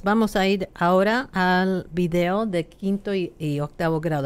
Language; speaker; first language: Spanish; non-native, fluent; English